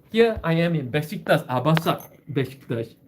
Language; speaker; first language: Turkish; non-native, learner; English